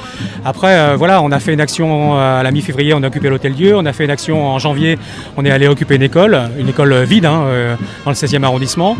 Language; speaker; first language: French; native; French